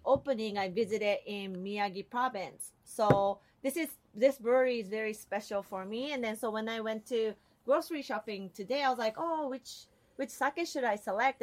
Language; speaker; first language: English; non-native, fluent; Japanese